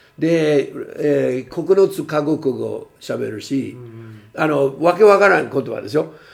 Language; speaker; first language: Japanese; non-native, fluent; English